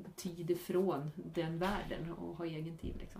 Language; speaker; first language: Swedish; native; Swedish